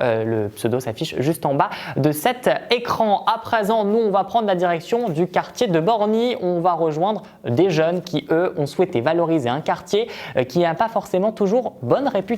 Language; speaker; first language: French; native; French